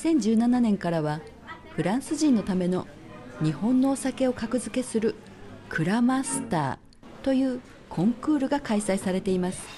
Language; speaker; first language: Japanese; native; Japanese